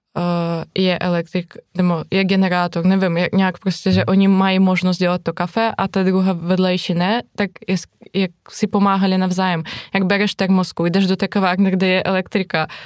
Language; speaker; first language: Czech; non-native, fluent; Ukrainian